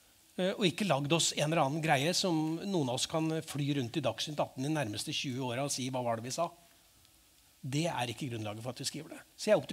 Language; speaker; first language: Norwegian; native; Norwegian